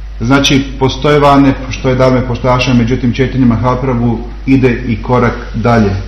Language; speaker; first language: Serbian; native; Serbian